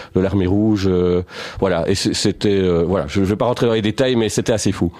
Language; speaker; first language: French; native; French